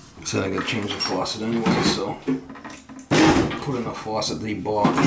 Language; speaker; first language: English; native; English